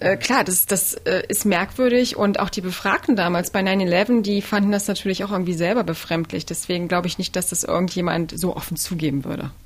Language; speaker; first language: German; native; German